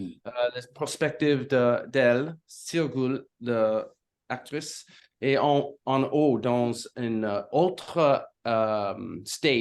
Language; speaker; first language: French; non-native, learner; English